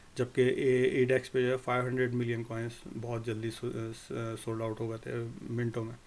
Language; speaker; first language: Urdu; native; Urdu